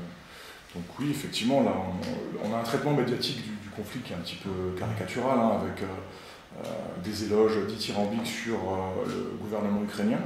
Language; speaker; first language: French; native; French